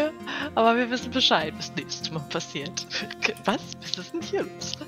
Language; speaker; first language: German; native; German